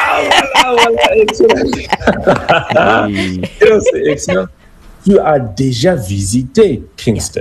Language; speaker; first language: French; non-native, fluent; English